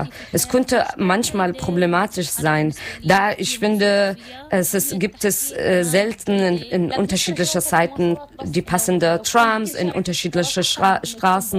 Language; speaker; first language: German; non-native, learner; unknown